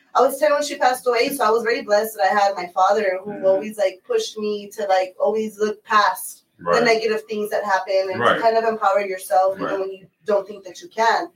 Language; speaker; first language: English; early bilingual, other home language; Spanish